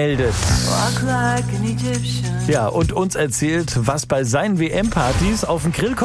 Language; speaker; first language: German; native; German